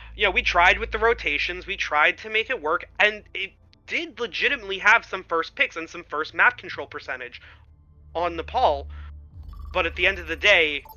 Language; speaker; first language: English; native; English